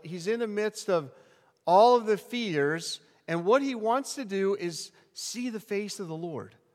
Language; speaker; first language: English; native; English